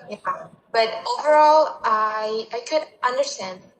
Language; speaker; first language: English; non-native, fluent; Indonesian